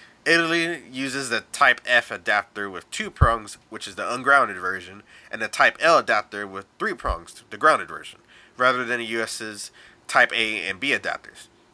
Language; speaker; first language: English; native; English